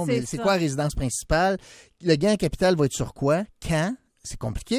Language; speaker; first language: French; native; French